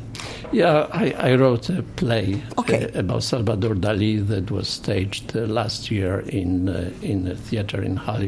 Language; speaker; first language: English; non-native, fluent; Polish